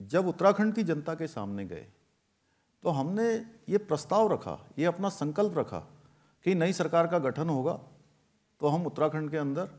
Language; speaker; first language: Hindi; native; Hindi